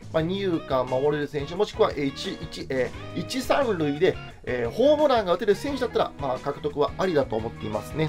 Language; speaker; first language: Japanese; native; Japanese